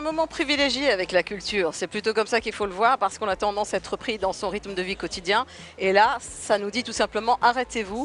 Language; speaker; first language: French; non-native, local second language; Arabic